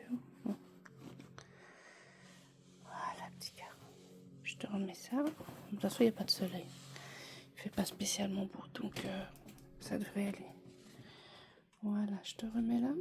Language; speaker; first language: French; native; French